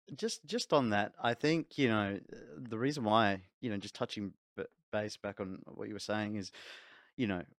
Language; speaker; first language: English; native; English